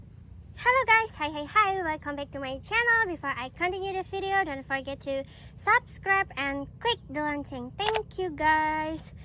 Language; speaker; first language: English; non-native, learner; Indonesian